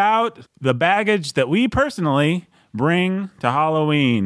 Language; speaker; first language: English; native; English